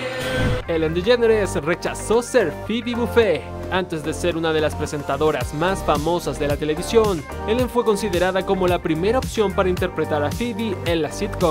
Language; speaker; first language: Spanish; native; Spanish